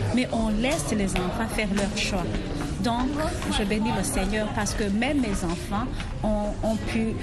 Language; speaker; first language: French; non-native, local second language; Rundi